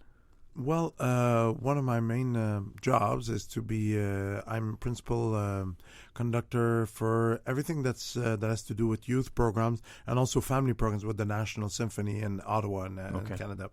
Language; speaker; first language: English; non-native, fluent; French